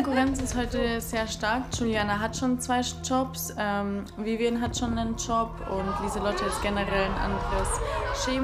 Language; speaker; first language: German; native; German